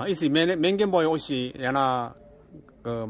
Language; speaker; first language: French; non-native, learner; Korean